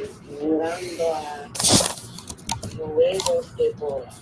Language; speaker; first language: Spanish; non-native, learner; English